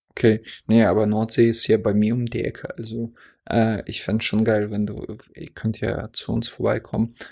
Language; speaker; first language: German; non-native, fluent; Russian